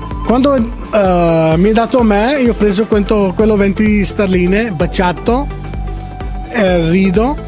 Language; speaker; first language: Italian; non-native, learner; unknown